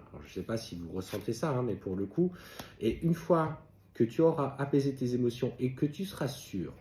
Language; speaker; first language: French; native; French